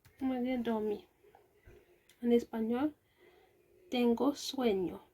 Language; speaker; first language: Spanish; non-native, local second language; Haitian Creole